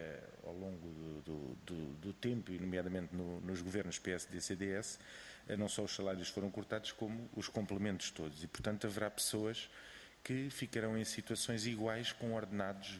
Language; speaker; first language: Portuguese; native; Portuguese